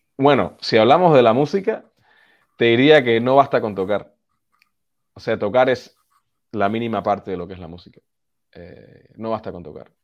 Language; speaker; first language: Spanish; early bilingual, heritage; Spanish